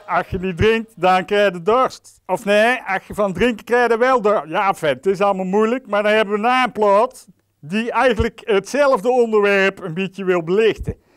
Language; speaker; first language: Dutch; native; Dutch